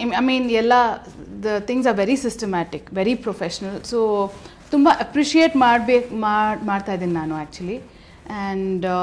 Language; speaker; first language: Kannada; non-native, local second language; Kodava